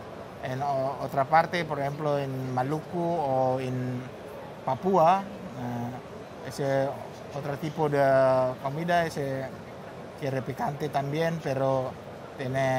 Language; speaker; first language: Spanish; non-native, learner; Indonesian